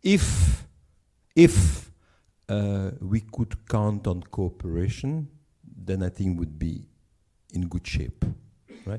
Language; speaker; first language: English; non-native, fluent; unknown